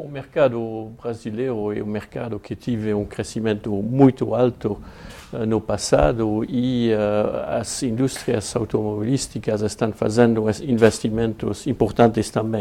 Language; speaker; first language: Portuguese; non-native, fluent; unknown